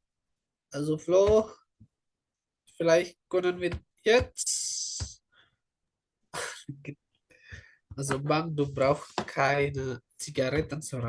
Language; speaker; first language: German; non-native, learner; Indonesian